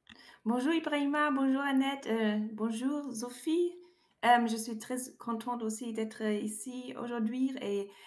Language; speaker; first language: French; non-native, learner; German